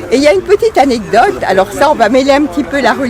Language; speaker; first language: French; native; French